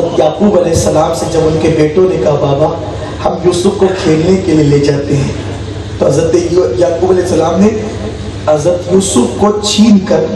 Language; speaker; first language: Urdu; native; Urdu